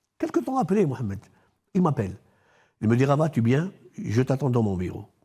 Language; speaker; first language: French; non-native, local second language; Arabic